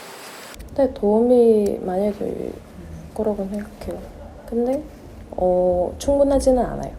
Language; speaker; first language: Korean; non-native, fluent; Vietnamese